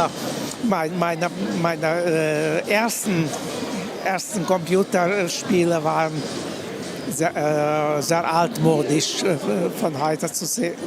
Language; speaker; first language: German; non-native, fluent; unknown